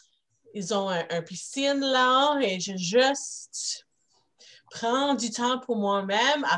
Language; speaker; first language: French; non-native, local second language; English